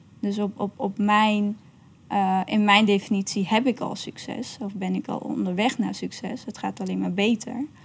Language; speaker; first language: Dutch; early bilingual, other home language; Persian